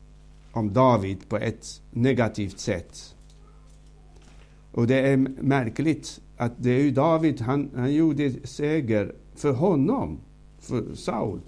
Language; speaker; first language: Swedish; non-native, fluent; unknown